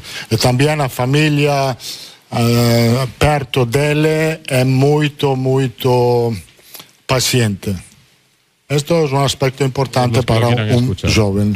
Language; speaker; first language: Spanish; non-native, fluent; Italian